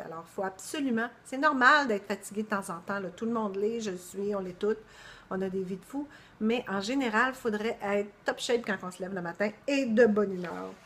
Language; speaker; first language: French; native; French